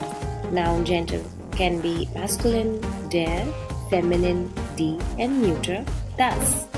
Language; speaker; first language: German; non-native, fluent; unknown